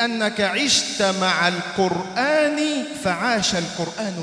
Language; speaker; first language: Arabic; native; Arabic